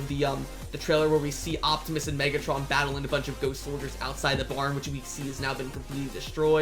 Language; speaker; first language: English; native; English